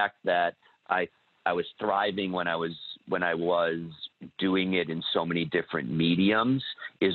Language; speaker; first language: English; native; English